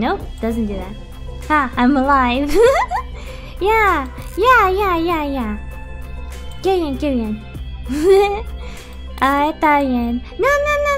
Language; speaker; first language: Spanish; early bilingual, heritage; Spanish